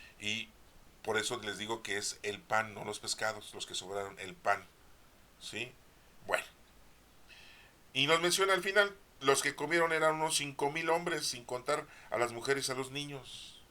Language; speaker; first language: Spanish; native; Spanish